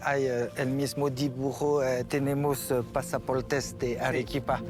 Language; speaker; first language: Spanish; non-native, learner; French